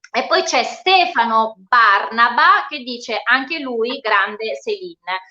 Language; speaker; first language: Italian; native; Italian